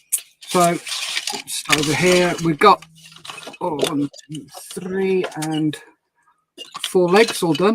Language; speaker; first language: English; native; English